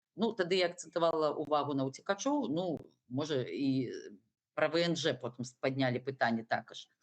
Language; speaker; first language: Belarusian; non-native, local second language; Russian